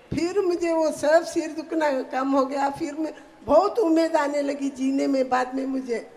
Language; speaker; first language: Hindi; non-native, local second language; Kannada